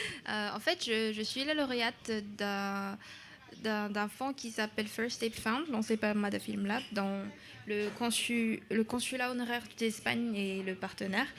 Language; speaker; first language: French; non-native, local second language; Malagasy